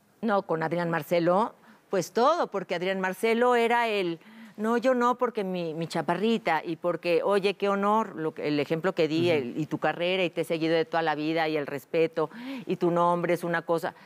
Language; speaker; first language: Spanish; native; Spanish